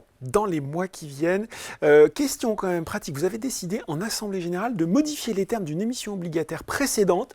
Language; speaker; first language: French; native; French